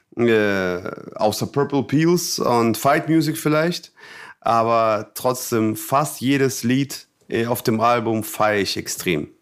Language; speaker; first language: German; non-native, fluent; Russian